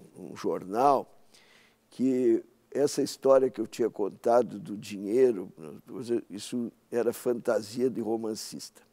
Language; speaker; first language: Portuguese; native; Portuguese